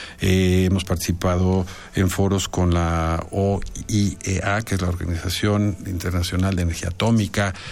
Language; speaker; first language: Spanish; native; Spanish